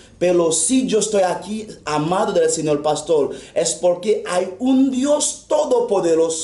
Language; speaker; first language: Spanish; non-native, fluent; Haitian Creole